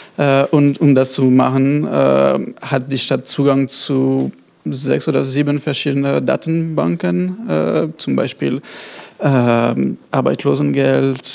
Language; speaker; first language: German; non-native, fluent; French